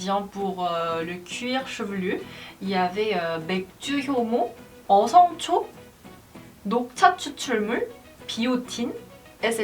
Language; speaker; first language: French; non-native, learner; Korean